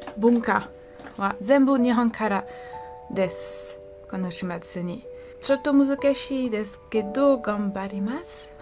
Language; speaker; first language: Japanese; non-native, learner; French